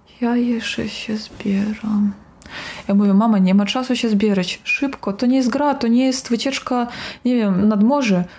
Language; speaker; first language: Polish; non-native, fluent; Russian